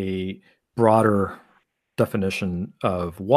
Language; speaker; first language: English; early bilingual, other home language; Spanish